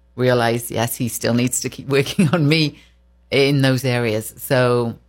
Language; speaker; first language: English; native; English